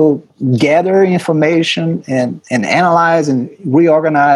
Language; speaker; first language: English; non-native, fluent; Portuguese